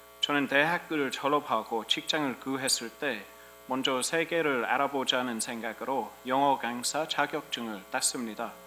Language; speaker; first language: Korean; non-native, fluent; English